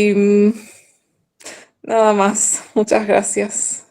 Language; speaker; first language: Spanish; early bilingual, heritage; Spanish